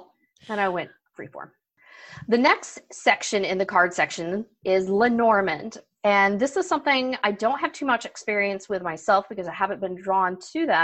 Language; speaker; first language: English; native; English